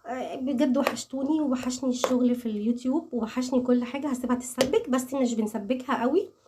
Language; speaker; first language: Arabic; native; Arabic